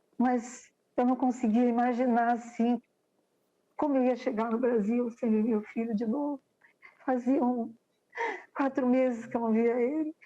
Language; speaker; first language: Portuguese; native; Portuguese